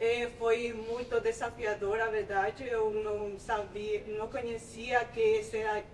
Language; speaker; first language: Portuguese; non-native, fluent; Spanish